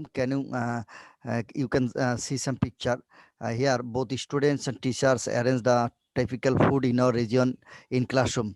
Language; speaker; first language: English; non-native, local second language; Bangla